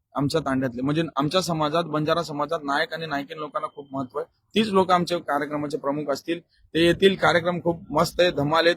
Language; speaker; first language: Marathi; non-native, local second language; Lambadi